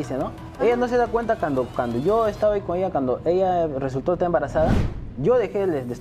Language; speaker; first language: Spanish; native; Spanish